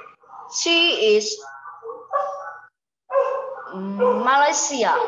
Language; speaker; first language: English; non-native, learner; Vietnamese